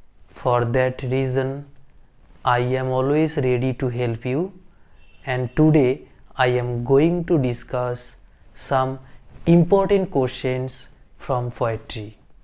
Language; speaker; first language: English; non-native, local second language; Bangla